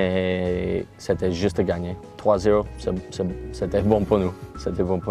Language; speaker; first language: French; non-native, learner; English